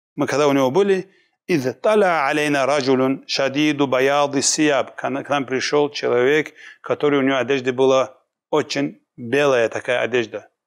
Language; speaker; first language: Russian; non-native, local second language; Kumyk